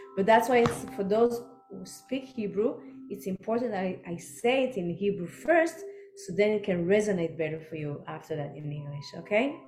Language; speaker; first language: English; non-native, fluent; Hebrew